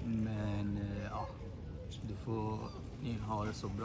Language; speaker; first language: Swedish; early bilingual, other home language; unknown